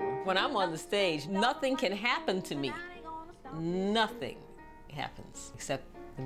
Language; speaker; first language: English; native; English